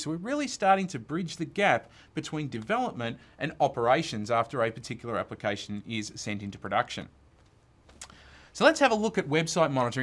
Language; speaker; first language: English; native; English